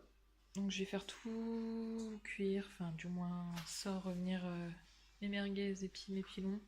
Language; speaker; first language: French; native; French